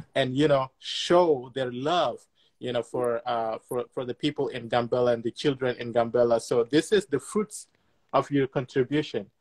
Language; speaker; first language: English; non-native, fluent; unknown